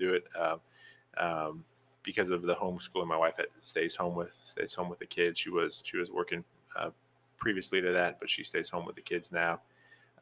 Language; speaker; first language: English; native; English